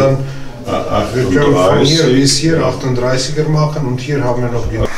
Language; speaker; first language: German; non-native, fluent; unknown